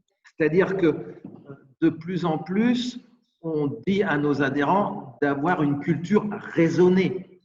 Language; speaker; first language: French; native; French